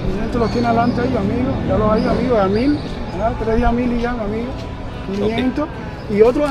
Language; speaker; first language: Spanish; native; Spanish